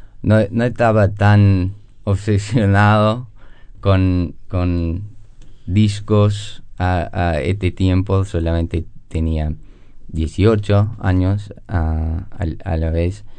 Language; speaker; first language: Spanish; non-native, learner; English